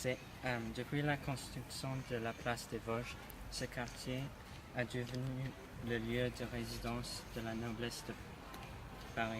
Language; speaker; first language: French; non-native, learner; English